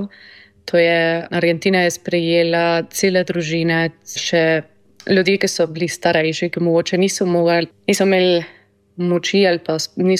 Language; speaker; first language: Slovenian; non-native, fluent; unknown